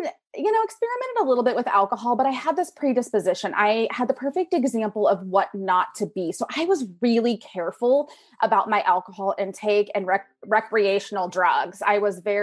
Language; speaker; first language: English; native; English